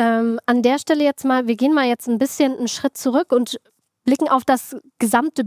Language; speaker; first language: German; native; German